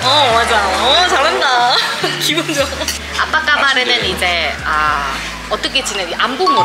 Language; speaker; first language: Korean; non-native, local second language; Indonesian